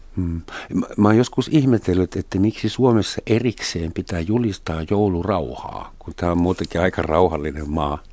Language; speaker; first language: Finnish; non-native, fluent; German